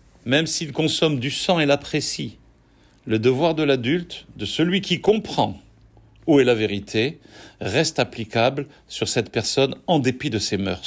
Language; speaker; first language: French; native; French